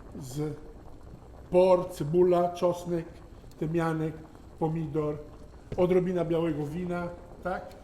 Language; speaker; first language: Polish; non-native, learner; Italian